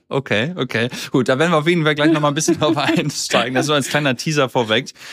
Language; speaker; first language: German; native; German